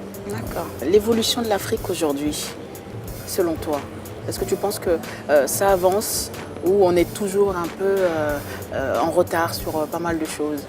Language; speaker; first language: French; native; French